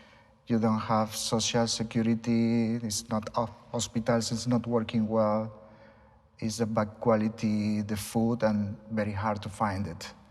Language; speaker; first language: English; non-native, learner; Spanish